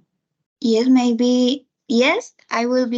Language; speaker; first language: English; non-native, learner; Spanish